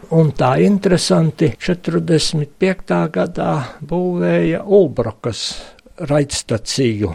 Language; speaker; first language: Latvian; native; Latvian